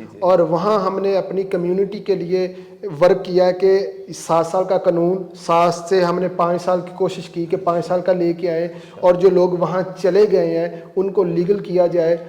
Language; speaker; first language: Urdu; non-native, local second language; Punjabi